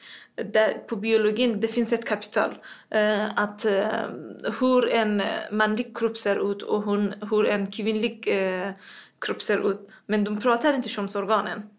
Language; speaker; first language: Swedish; non-native, fluent; Persian